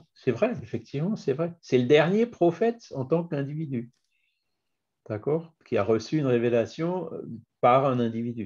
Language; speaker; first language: French; native; French